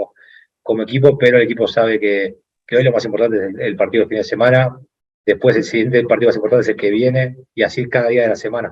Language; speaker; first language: Spanish; native; Spanish